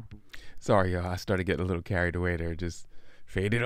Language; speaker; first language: English; native; English